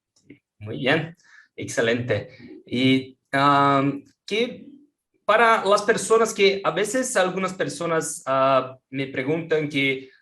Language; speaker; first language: Spanish; non-native, fluent; Portuguese